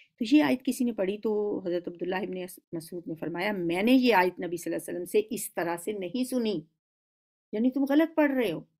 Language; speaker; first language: Urdu; native; Urdu